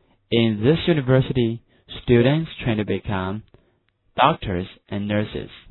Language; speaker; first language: English; non-native, fluent; Chinese